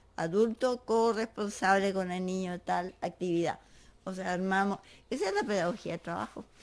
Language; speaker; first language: Spanish; non-native, fluent; French